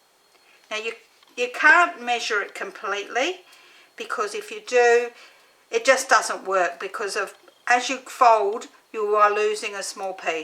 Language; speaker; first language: English; native; English